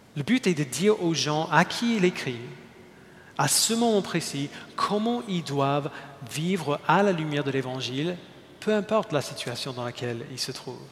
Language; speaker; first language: French; non-native, fluent; English